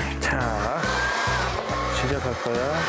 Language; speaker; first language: Korean; non-native, learner; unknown